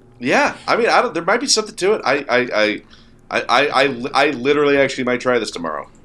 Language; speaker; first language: English; native; English